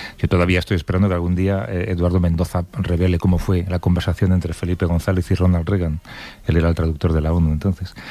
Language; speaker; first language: Spanish; native; Spanish